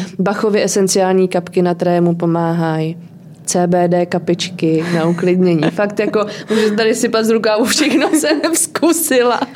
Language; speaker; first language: Czech; native; Czech